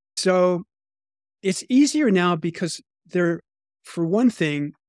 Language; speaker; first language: English; native; English